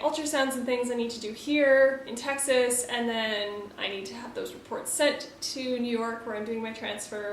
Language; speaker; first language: English; native; English